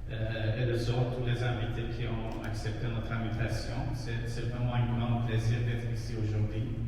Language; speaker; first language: French; non-native, fluent; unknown